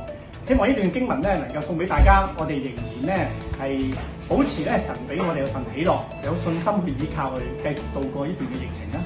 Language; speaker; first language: Cantonese; native; Cantonese